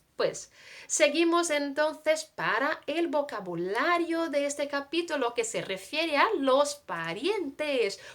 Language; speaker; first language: Spanish; non-native, fluent; Portuguese